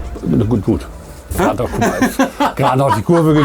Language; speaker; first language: German; native; German